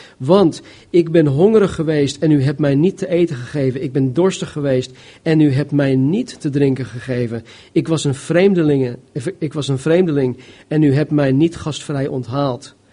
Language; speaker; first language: Dutch; non-native, fluent; English